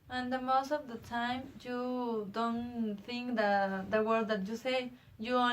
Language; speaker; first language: English; non-native, learner; Spanish